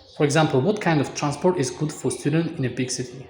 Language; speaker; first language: English; non-native, fluent; Tajik